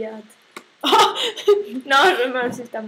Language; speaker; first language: French; non-native, learner; Spanish